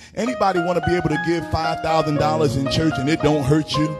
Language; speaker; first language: English; native; English